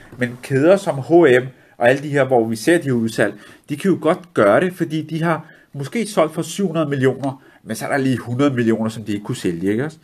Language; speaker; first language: Danish; early bilingual, other home language; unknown